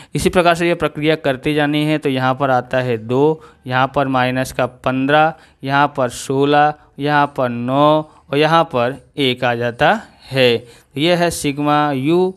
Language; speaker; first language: Hindi; non-native, local second language; Gujarati